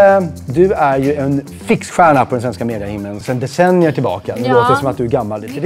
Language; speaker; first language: Swedish; native; Swedish